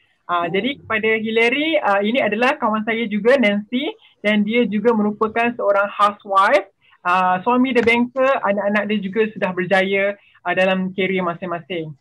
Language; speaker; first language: Malay; native; Malay